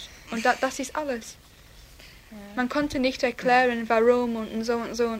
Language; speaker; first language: German; non-native, learner; English